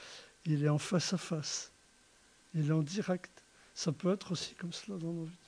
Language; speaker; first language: French; native; French